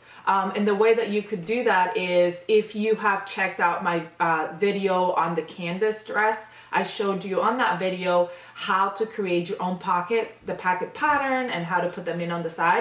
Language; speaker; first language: English; native; English